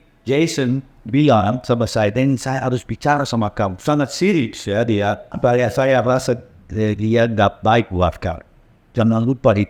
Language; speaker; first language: Indonesian; non-native, learner; Dutch